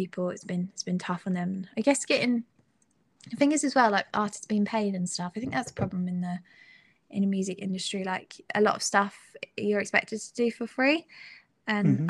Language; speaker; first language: English; native; English